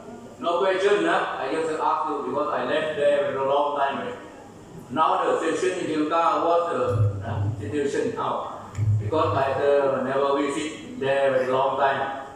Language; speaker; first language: English; non-native, learner; Thai